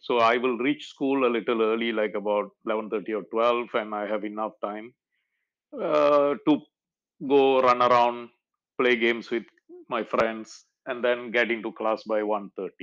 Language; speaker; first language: English; non-native, local second language; Malayalam